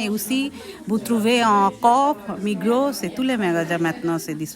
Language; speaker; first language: French; non-native, learner; Bangla